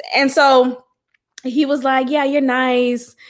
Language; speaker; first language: English; early bilingual, other home language; Haitian Creole